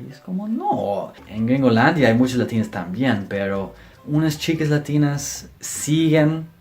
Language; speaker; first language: Spanish; non-native, fluent; English